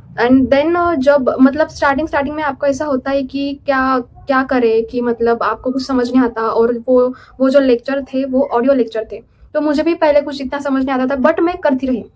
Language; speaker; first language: Hindi; non-native, local second language; Marathi